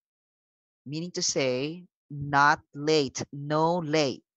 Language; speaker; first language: English; non-native, local second language; Filipino